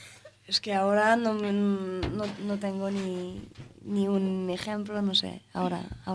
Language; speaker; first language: Spanish; non-native, fluent; French